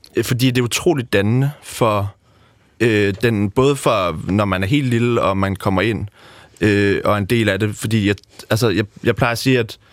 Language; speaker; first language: Danish; native; Danish